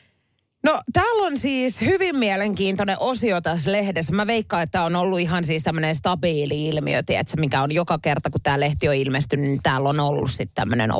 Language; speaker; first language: Finnish; native; Finnish